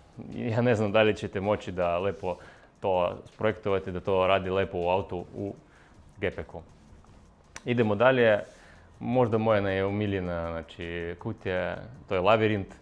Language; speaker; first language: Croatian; non-native, fluent; Russian